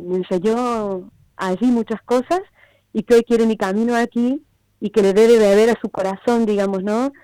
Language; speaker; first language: Spanish; native; Spanish